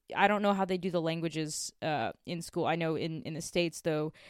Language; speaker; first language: English; native; English